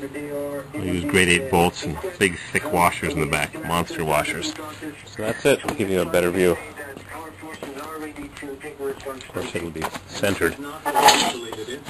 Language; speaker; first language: English; native; English